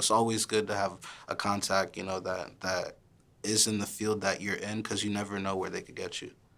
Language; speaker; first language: English; early bilingual, other home language; Haitian Creole